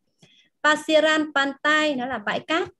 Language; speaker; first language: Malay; non-native, fluent; Vietnamese